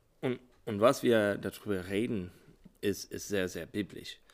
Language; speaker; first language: German; non-native, learner; English